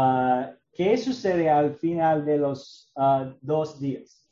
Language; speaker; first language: Spanish; non-native, learner; English